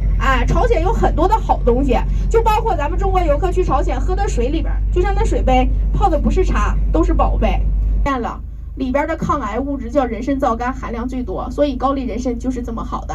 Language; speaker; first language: Chinese; native; Chinese